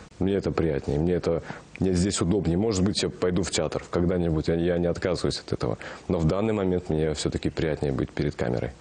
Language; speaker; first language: Russian; non-native, local second language; Kazakh